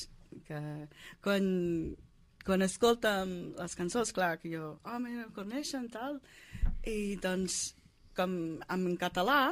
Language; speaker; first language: Catalan; non-native, learner; English